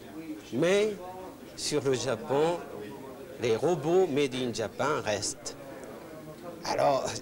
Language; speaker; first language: French; non-native, fluent; Japanese